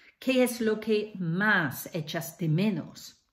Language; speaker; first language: Spanish; non-native, fluent; English